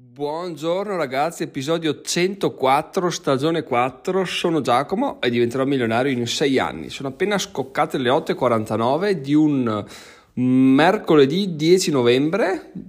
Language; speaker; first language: Italian; native; Italian